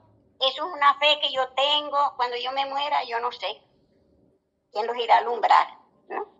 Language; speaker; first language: Spanish; native; Spanish